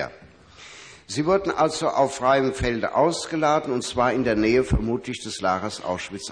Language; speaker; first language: German; native; German